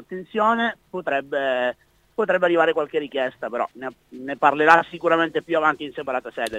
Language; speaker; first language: Italian; native; Italian